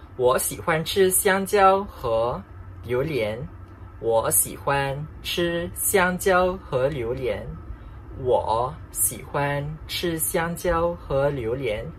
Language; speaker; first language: Chinese; non-native, fluent; Malay